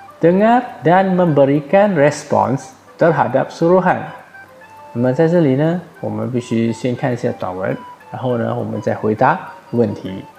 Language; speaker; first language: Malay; non-native, local second language; Chinese